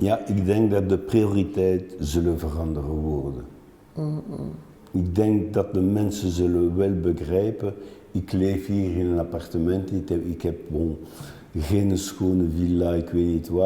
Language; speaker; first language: Dutch; non-native, local second language; French